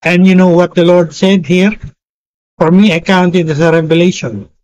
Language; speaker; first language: English; non-native, local second language; Filipino